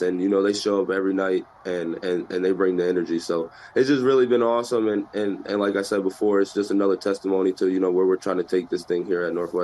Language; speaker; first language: English; native; English